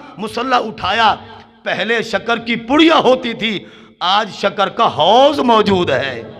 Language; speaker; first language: Urdu; non-native, local second language; Punjabi